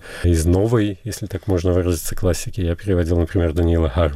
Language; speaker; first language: Russian; native; Russian